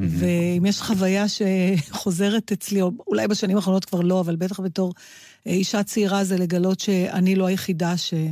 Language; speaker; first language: Hebrew; native; Hebrew